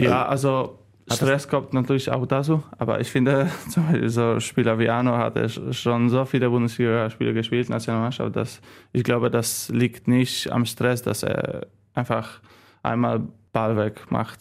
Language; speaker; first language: German; non-native, learner; Polish